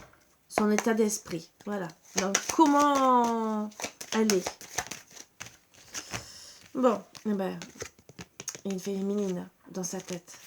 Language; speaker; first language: French; native; French